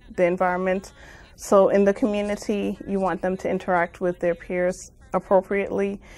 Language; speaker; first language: English; native; English